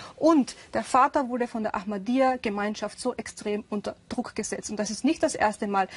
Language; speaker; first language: German; early bilingual, other home language; Urdu